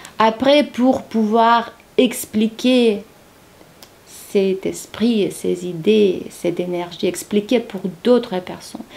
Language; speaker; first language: French; non-native, learner; Ukrainian